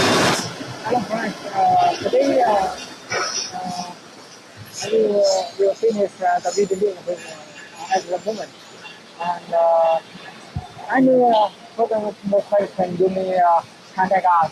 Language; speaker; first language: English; non-native, learner; Chinese